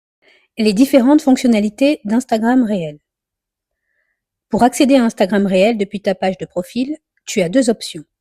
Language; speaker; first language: French; native; French